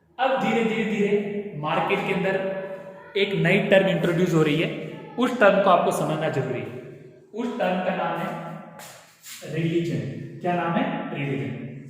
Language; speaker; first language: Hindi; native; Hindi